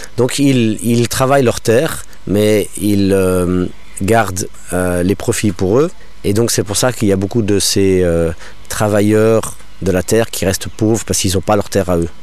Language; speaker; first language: French; non-native, local second language; English